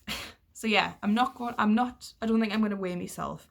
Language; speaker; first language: English; native; English